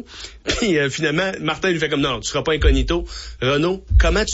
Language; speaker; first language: French; native; French